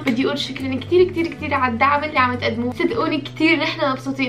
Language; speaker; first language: Arabic; native; Arabic